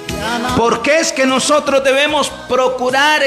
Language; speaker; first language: Spanish; native; Spanish